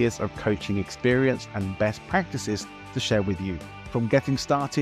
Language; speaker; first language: English; native; English